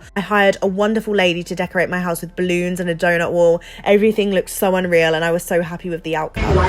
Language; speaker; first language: English; native; English